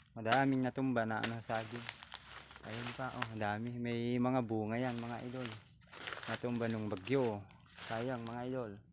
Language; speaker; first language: Filipino; native; Filipino